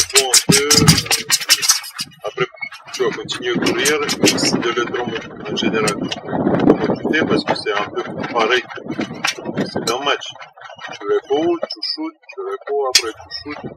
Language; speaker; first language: French; non-native, learner; Russian